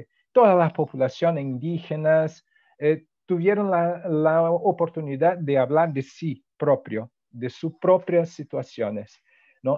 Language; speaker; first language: Spanish; non-native, fluent; Portuguese